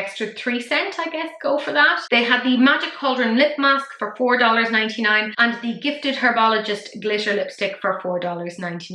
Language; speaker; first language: English; native; English